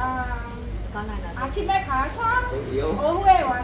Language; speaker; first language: Korean; non-native, learner; Vietnamese